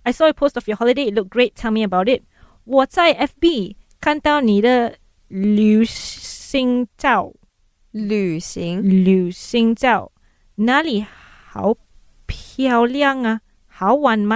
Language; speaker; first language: English; native; English